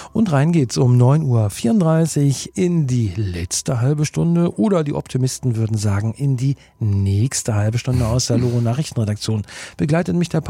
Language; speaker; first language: German; native; German